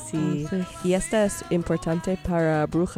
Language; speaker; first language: Spanish; non-native, learner; English